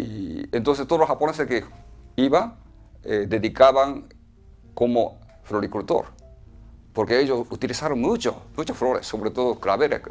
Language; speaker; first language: Spanish; non-native, fluent; Japanese